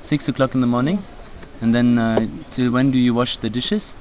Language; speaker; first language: English; non-native, fluent; German